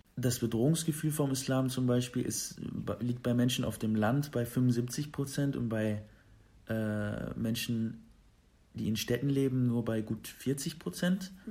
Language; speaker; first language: German; early bilingual, other home language; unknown